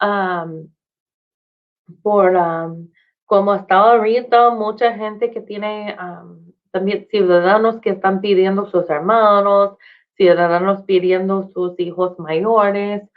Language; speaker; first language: Spanish; non-native, fluent; English